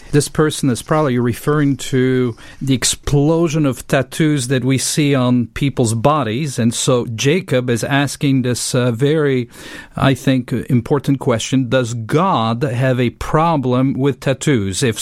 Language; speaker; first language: English; non-native, fluent; French